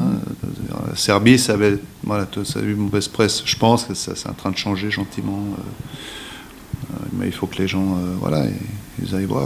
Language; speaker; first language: French; native; French